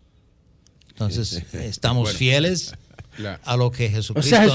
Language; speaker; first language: Spanish; non-native, fluent; English